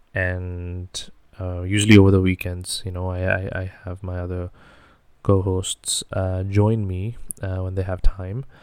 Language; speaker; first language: English; non-native, local second language; Hindi